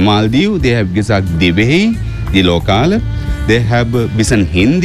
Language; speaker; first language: German; non-native, learner; Sinhala